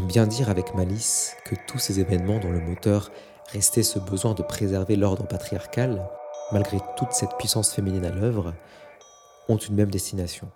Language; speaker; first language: French; native; French